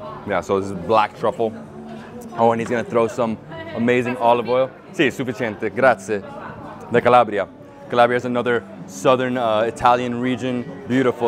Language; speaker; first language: English; early bilingual, other home language; Italian